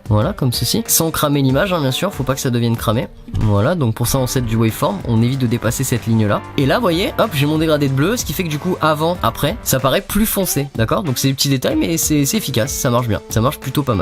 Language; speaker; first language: French; native; French